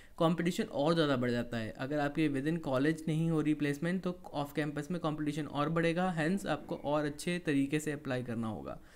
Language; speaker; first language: Hindi; native; Hindi